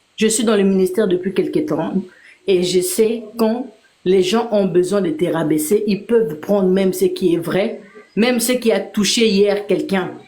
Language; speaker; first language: French; non-native, local second language; Lingala